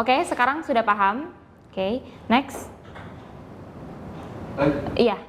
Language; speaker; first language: Indonesian; native; Indonesian